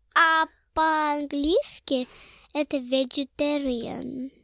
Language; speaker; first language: Russian; early bilingual, heritage; Russian